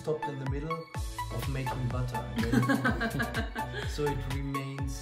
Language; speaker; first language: English; non-native, fluent; German